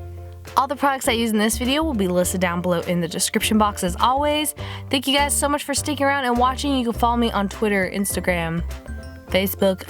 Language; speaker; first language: English; native; English